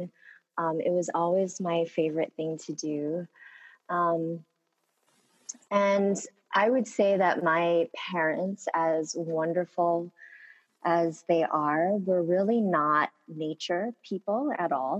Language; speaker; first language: English; early bilingual, other home language; Korean